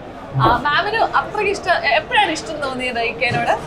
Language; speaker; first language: Malayalam; native; Malayalam